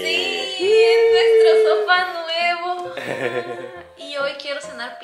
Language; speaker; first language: Spanish; native; Spanish